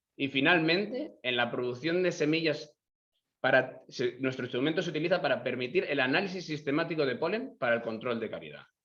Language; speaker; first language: Spanish; native; Spanish